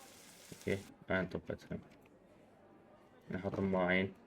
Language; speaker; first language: Arabic; native; Arabic